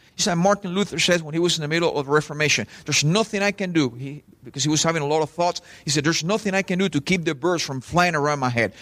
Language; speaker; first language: English; non-native, fluent; Spanish